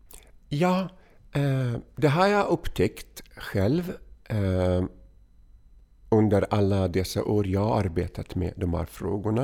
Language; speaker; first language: Swedish; non-native, fluent; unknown